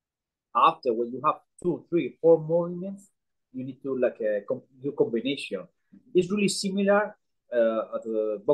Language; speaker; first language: English; non-native, learner; Spanish